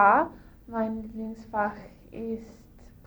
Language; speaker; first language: German; non-native, learner; English